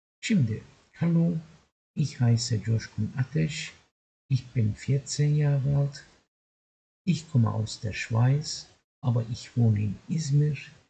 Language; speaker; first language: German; non-native, fluent; Turkish